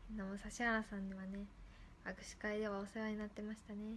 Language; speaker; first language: Japanese; native; Japanese